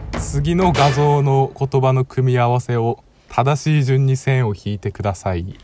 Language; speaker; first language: Japanese; native; Japanese